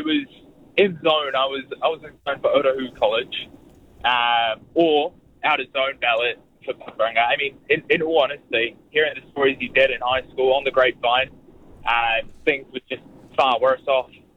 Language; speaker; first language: English; native; English